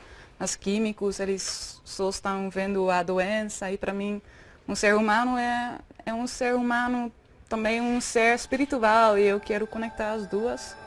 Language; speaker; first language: Portuguese; non-native, fluent; Dutch